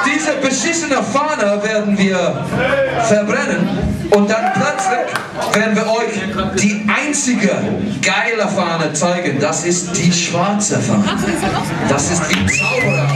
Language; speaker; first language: German; non-native, learner; English